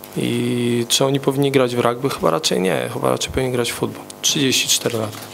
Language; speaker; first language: Polish; native; Polish